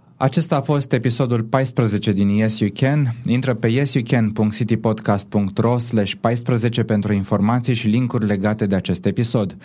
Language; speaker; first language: Romanian; native; Romanian